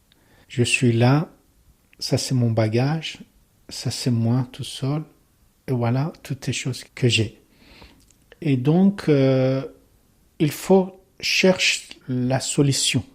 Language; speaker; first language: French; non-native, learner; Persian